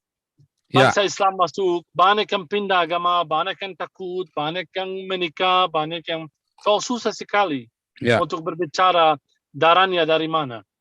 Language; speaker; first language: Indonesian; non-native, fluent; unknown